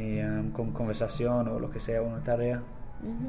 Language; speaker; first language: Spanish; non-native, learner; English